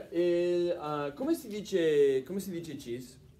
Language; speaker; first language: Italian; non-native, fluent; English